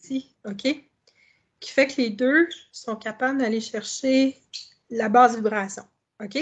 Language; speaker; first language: French; native; French